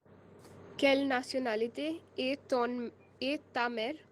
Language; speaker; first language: French; non-native, learner; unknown